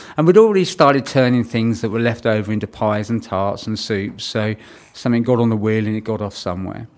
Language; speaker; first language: English; native; English